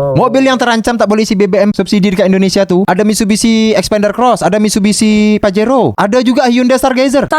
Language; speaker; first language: Indonesian; native; Indonesian